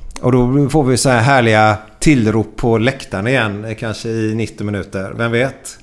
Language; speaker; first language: Swedish; native; Swedish